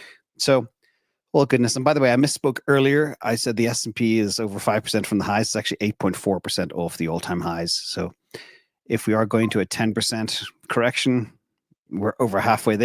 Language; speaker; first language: English; native; English